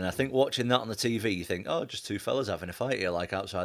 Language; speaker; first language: English; native; English